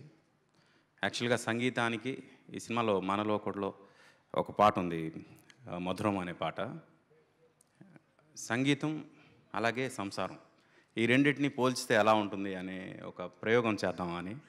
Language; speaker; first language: Telugu; native; Telugu